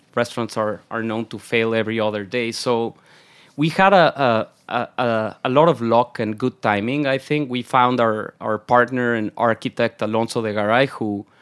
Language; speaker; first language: English; non-native, fluent; Spanish